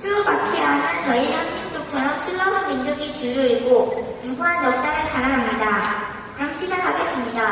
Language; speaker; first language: Korean; early bilingual, heritage; Korean